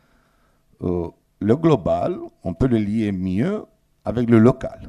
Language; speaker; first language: French; non-native, fluent; Romanian